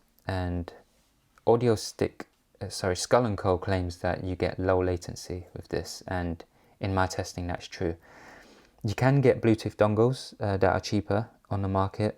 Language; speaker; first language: English; native; English